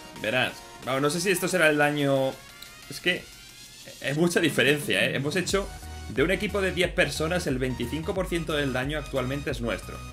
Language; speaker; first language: Spanish; native; Spanish